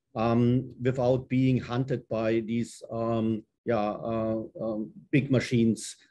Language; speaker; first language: English; non-native, fluent; German